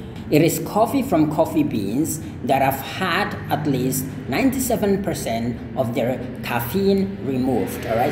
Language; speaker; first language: English; non-native, fluent; Indonesian